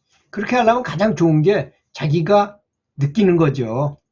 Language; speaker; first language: Korean; native; Korean